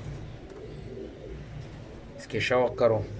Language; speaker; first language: Hindi; non-native, local second language; Pashto